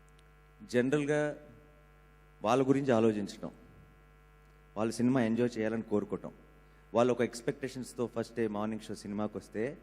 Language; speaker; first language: Telugu; native; Telugu